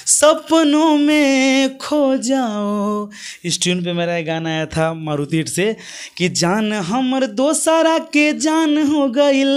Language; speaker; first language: Hindi; non-native, local second language; Bhojpuri